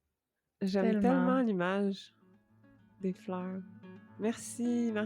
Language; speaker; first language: French; native; French